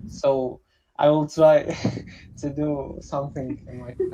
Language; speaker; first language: English; non-native, learner; Arabic